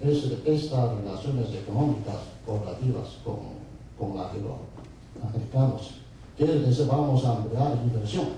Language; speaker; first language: Spanish; non-native, fluent; Chinese